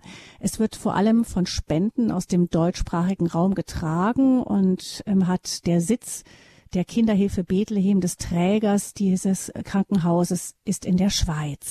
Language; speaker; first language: German; native; German